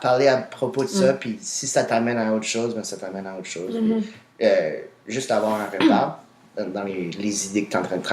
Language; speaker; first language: French; native; French